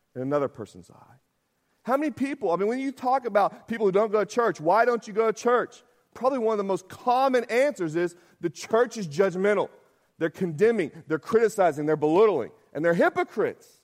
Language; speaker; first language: English; native; English